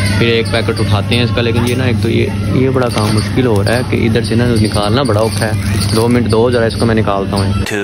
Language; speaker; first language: Urdu; native; Urdu